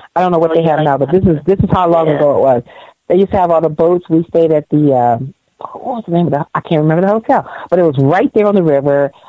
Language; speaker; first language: English; native; English